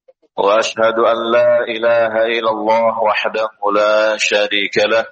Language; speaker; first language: Arabic; non-native, fluent; Indonesian